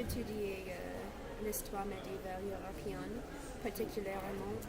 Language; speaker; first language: French; non-native, learner; English